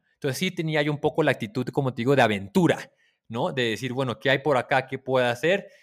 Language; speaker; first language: Spanish; native; Spanish